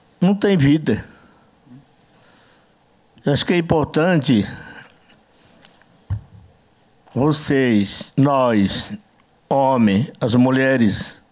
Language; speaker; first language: Portuguese; non-native, learner; Yanomámi